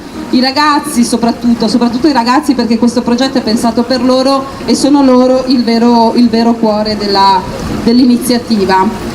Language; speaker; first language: Italian; native; Italian